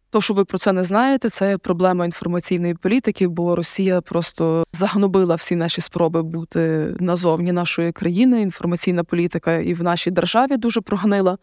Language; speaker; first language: Ukrainian; native; Ukrainian